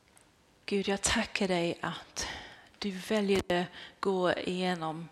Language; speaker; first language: Swedish; non-native, fluent; English